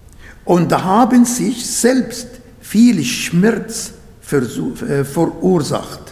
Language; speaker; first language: German; non-native, fluent; Arabic